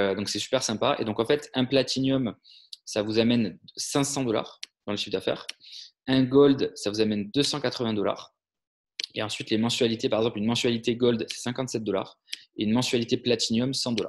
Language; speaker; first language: French; native; French